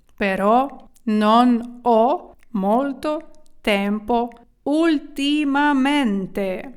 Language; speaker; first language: Italian; non-native, fluent; Ukrainian